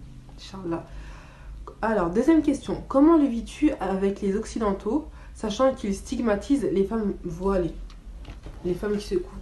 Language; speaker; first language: French; early bilingual, other home language; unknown